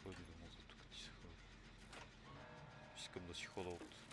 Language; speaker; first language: Bulgarian; native; Bulgarian